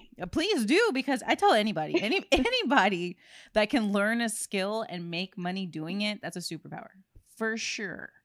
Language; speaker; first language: English; native; English